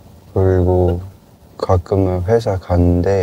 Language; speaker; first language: Korean; non-native, learner; Cantonese